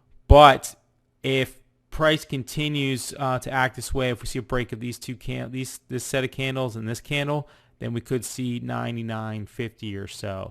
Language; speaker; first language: English; native; English